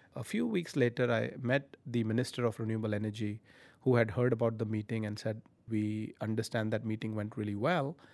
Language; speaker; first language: English; non-native, local second language; Punjabi